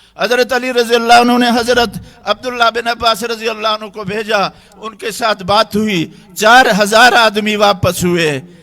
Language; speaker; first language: Urdu; non-native, local second language; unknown